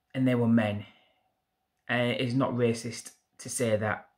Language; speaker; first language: English; native; English